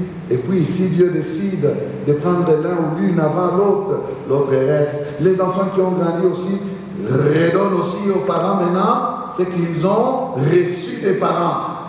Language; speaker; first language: French; non-native, local second language; Swahili